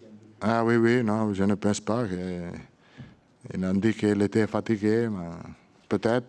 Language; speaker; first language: French; non-native, learner; Italian